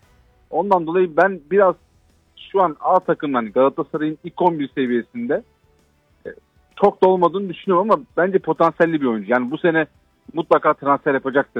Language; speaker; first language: Turkish; native; Turkish